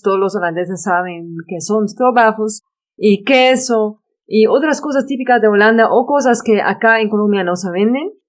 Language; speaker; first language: Spanish; non-native, fluent; Dutch